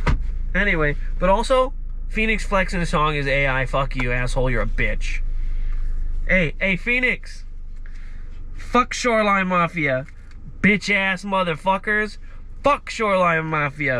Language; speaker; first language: English; native; English